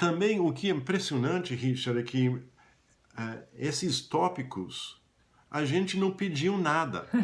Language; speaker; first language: Portuguese; non-native, fluent; English